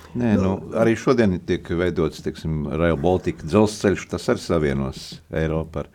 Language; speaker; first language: Latvian; native; Latvian